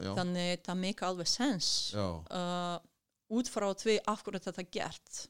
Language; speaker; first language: Icelandic; non-native, fluent; Serbian